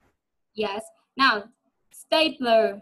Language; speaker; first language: English; non-native, fluent; Vietnamese